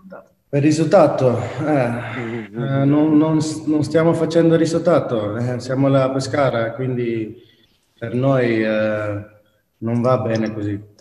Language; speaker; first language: Italian; non-native, fluent; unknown